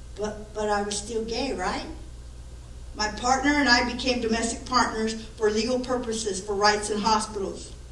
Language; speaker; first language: English; native; English